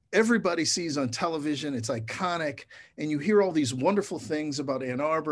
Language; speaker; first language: English; native; English